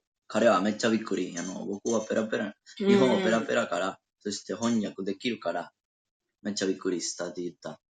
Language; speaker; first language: Japanese; non-native, learner; Spanish